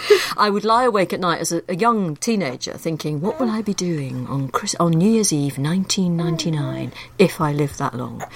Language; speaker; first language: English; native; English